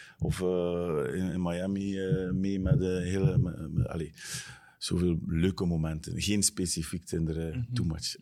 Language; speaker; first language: Dutch; native; Dutch